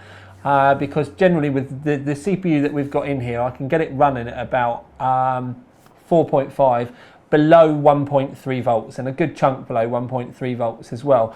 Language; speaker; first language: English; native; English